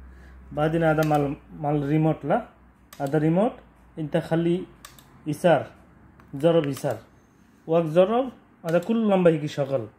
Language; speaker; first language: Arabic; non-native, learner; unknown